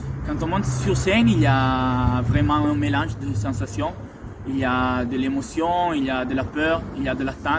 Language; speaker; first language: French; non-native, local second language; Italian